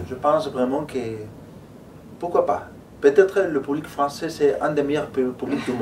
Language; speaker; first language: French; non-native, fluent; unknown